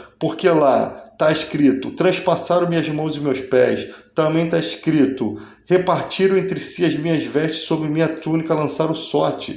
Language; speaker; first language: Portuguese; native; Portuguese